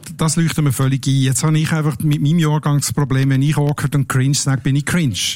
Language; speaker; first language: German; native; German